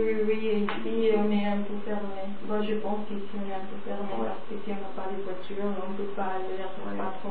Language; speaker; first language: French; non-native, fluent; Spanish